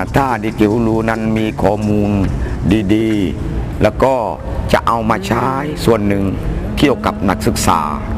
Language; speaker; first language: Thai; non-native, local second language; Malay